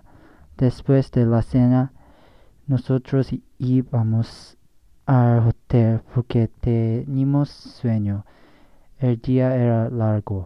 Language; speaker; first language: Spanish; non-native, learner; English